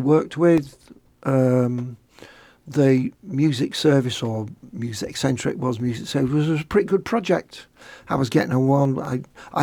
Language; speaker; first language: English; native; English